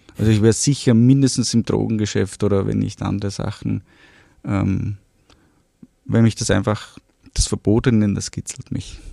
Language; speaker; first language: German; early bilingual, other home language; Romanian